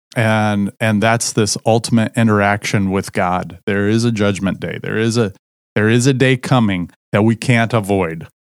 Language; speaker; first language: English; native; English